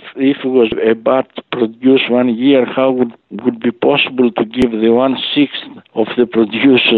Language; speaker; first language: English; non-native, fluent; Greek